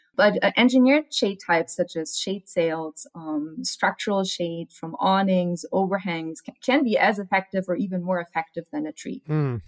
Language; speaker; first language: English; non-native, fluent; German